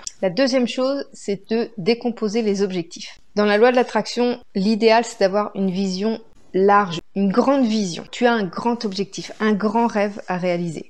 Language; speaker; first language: French; native; French